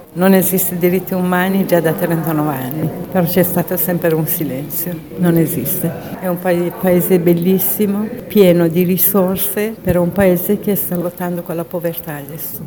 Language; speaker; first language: Italian; non-native, fluent; Persian